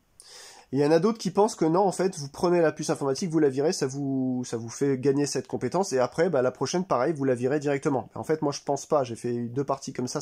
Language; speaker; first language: French; native; French